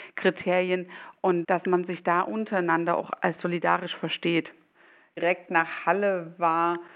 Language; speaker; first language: German; native; German